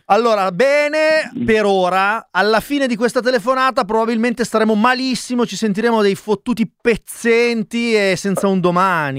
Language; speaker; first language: Italian; native; Italian